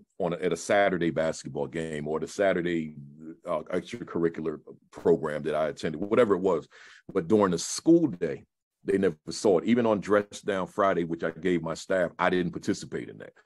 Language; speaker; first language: English; native; English